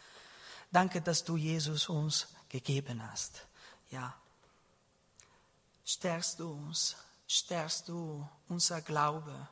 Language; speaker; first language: German; non-native, learner; Italian